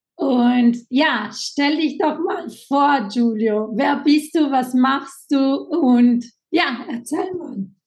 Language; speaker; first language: German; native; German